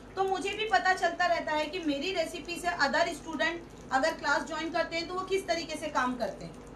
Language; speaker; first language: Hindi; native; Hindi